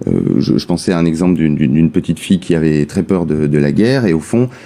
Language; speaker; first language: French; native; French